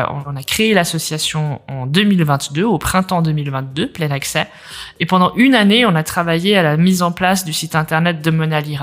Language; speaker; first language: French; native; French